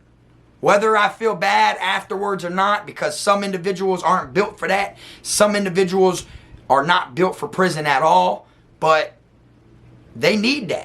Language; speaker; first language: English; native; English